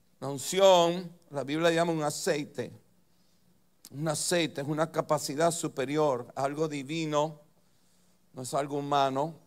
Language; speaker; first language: Spanish; native; Spanish